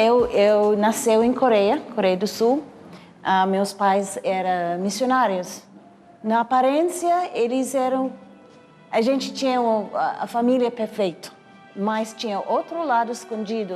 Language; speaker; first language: Portuguese; non-native, learner; English